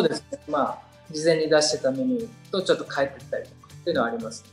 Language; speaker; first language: Japanese; native; Japanese